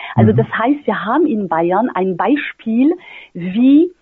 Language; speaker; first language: German; non-native, fluent; French